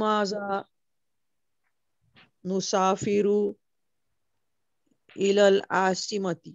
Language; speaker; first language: Arabic; non-native, learner; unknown